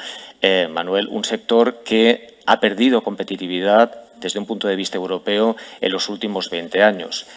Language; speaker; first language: Spanish; native; Spanish